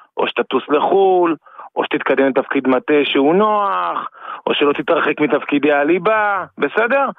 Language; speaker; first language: Hebrew; native; Hebrew